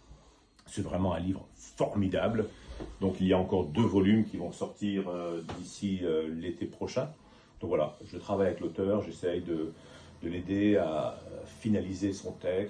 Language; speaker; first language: French; native; French